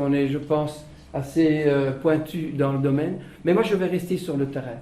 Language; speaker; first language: French; native; French